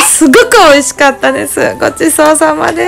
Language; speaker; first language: Japanese; native; Japanese